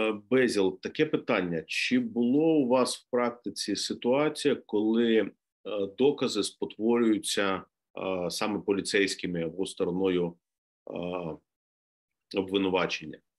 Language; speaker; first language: Ukrainian; native; Ukrainian